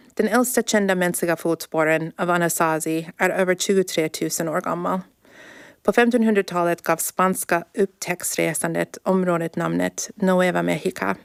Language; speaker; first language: Swedish; early bilingual, heritage; Swedish